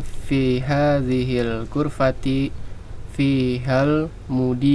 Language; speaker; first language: Arabic; non-native, learner; Indonesian